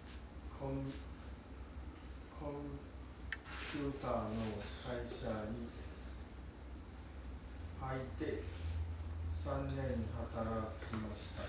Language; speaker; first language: Japanese; non-native, learner; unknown